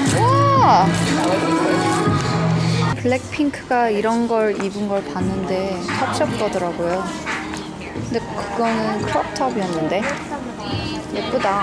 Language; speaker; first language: Korean; early bilingual, heritage; Korean